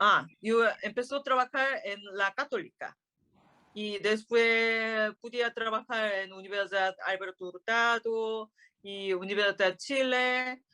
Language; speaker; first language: Spanish; non-native, learner; Korean